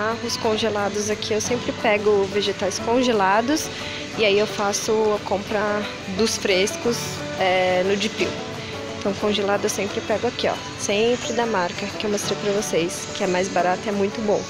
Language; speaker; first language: Portuguese; native; Portuguese